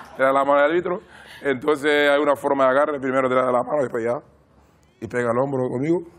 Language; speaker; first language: Spanish; non-native, learner; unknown